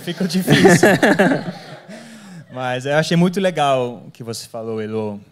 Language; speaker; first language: Portuguese; non-native, fluent; English